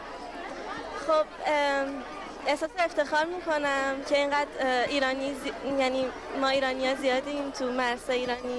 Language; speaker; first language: Persian; early bilingual, heritage; Persian